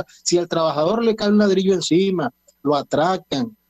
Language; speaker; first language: Spanish; native; Spanish